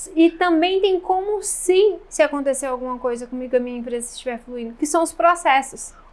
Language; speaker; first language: Portuguese; native; Portuguese